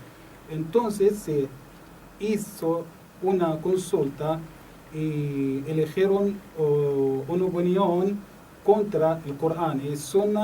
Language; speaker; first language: Spanish; non-native, learner; Arabic